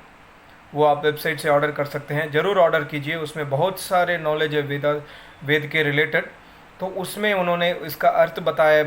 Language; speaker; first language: Hindi; non-native, local second language; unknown